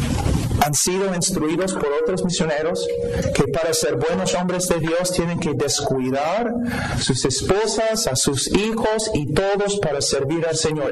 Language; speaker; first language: Spanish; non-native, fluent; English